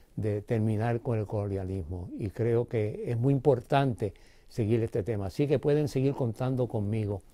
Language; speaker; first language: Spanish; early bilingual, heritage; Spanish